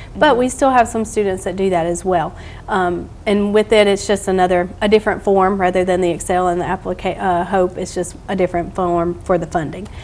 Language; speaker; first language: English; native; English